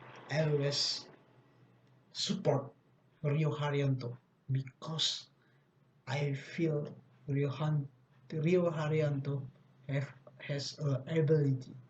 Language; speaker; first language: English; non-native, learner; Indonesian